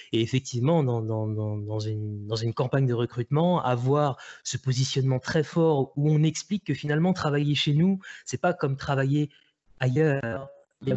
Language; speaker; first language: French; native; French